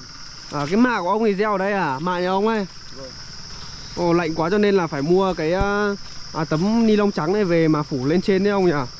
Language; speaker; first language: Vietnamese; native; Vietnamese